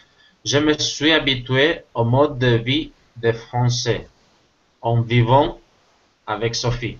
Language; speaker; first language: French; non-native, learner; Spanish